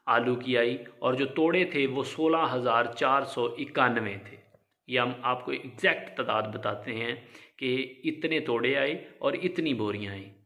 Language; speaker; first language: Urdu; non-native, local second language; Punjabi